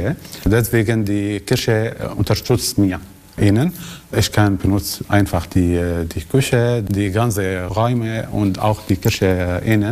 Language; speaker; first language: German; non-native, learner; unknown